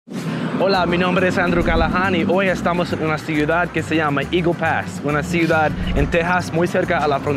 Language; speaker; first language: Spanish; non-native, learner; English